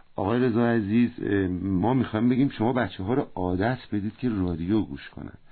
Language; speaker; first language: Persian; native; Persian